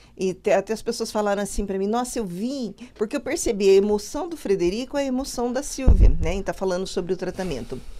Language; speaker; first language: Portuguese; native; Portuguese